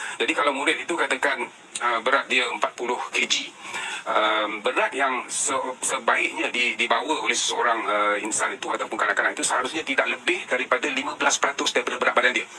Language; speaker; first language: Malay; native; Malay